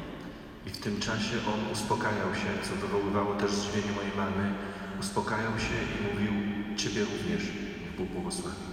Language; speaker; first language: Polish; native; Polish